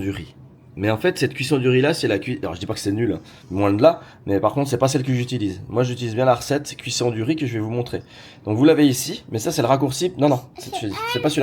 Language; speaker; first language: French; native; French